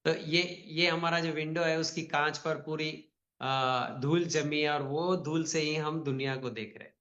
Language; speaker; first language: Hindi; non-native, local second language; Telugu